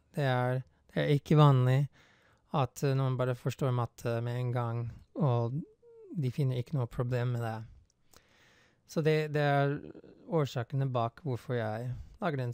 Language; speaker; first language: Norwegian; non-native, fluent; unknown